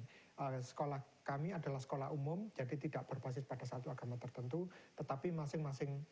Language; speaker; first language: Indonesian; native; Indonesian